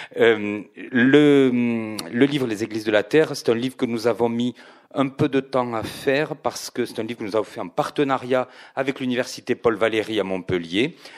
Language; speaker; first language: French; native; French